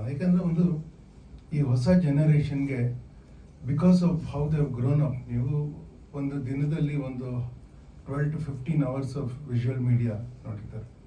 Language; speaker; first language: Kannada; native; Kannada